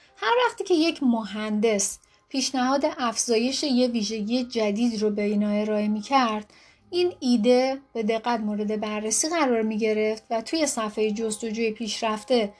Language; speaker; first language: Persian; native; Persian